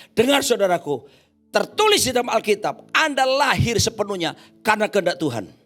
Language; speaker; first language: Indonesian; native; Indonesian